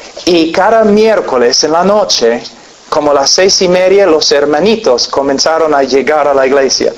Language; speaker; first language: Spanish; non-native, fluent; English